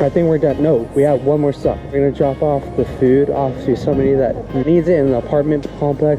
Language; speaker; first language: English; early bilingual, other home language; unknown